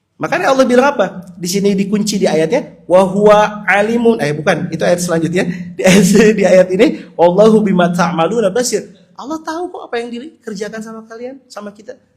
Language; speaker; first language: Indonesian; native; Indonesian